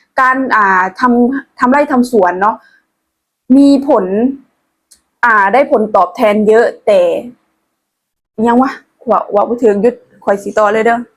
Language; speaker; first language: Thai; non-native, local second language; Northeastern Thai